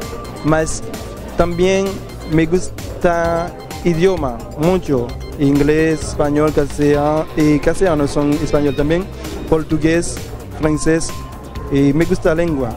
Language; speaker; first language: Spanish; non-native, learner; Haitian Creole